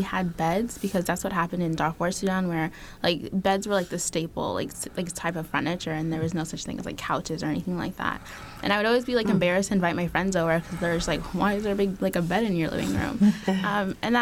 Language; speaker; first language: English; early bilingual, other home language; Arabic